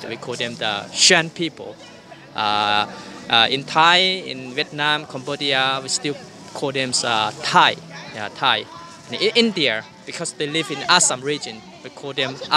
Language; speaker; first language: English; non-native, learner; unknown